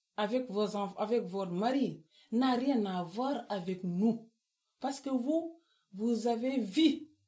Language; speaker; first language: French; non-native, local second language; Wolof